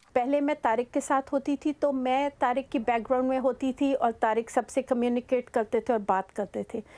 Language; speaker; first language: Urdu; native; Urdu